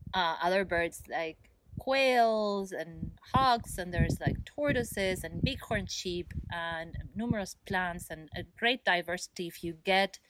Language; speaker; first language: English; non-native, fluent; Spanish